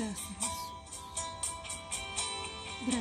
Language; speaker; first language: Spanish; native; Spanish